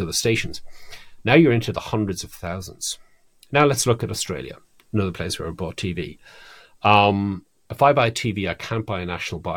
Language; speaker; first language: English; native; English